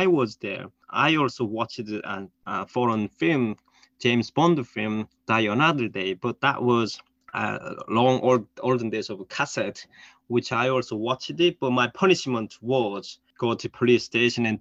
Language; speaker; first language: English; non-native, fluent; Korean